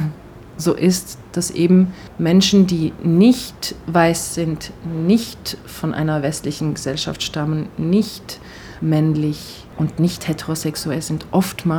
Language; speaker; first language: German; early bilingual, other home language; Turkish